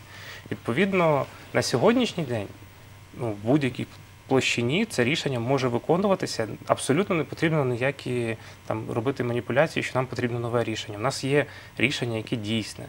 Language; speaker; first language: Ukrainian; native; Ukrainian